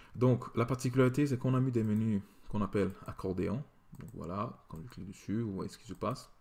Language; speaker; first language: French; native; French